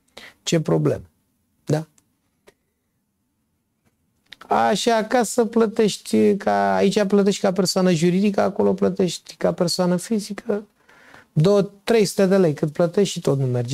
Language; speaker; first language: Romanian; native; Romanian